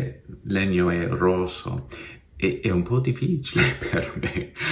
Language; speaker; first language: Italian; non-native, learner; English